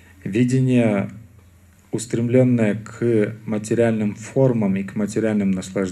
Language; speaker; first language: Russian; native; Russian